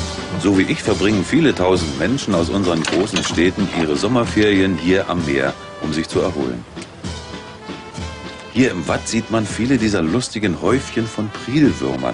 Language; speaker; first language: German; native; German